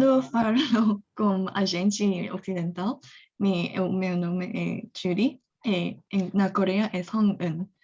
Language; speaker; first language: Portuguese; non-native, fluent; Korean